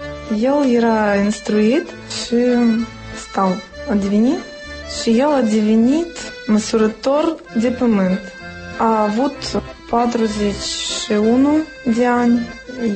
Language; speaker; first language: Romanian; non-native, local second language; Russian